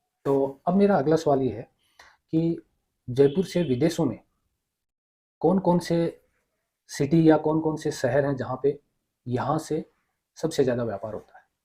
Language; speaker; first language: Hindi; native; Hindi